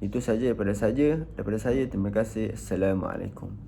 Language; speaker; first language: Malay; native; Malay